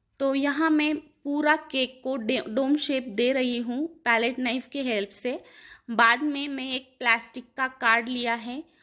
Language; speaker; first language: Hindi; non-native, local second language; Marathi